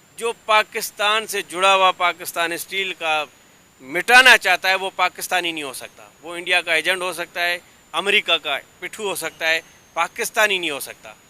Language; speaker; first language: Urdu; non-native, local second language; Sindhi